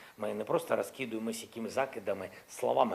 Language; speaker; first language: Ukrainian; non-native, local second language; Russian